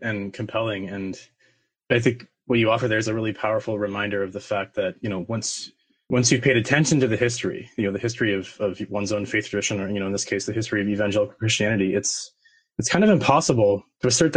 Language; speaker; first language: English; native; English